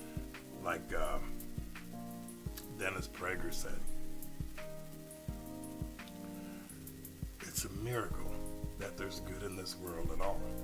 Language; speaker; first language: English; native; English